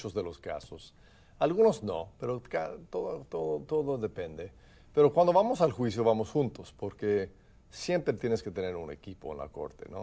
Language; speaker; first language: Spanish; non-native, fluent; English